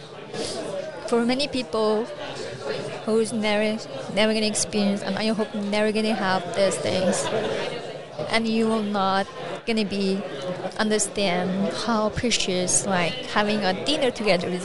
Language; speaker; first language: English; non-native, learner; Chinese